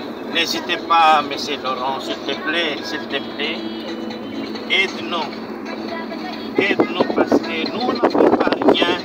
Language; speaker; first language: French; non-native, local second language; Malagasy